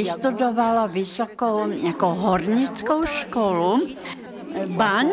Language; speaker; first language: Czech; non-native, fluent; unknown